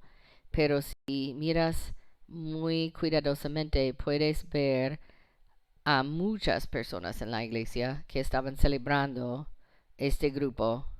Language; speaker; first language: Spanish; non-native, fluent; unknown